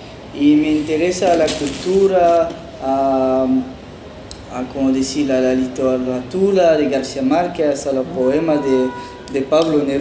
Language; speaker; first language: Spanish; non-native, fluent; French